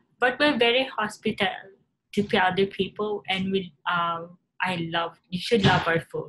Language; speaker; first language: English; non-native, local second language; Filipino